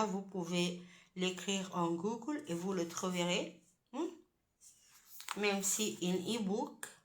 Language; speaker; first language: French; non-native, fluent; Italian